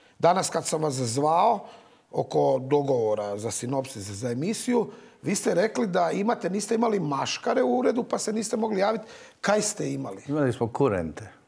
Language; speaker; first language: Croatian; native; Croatian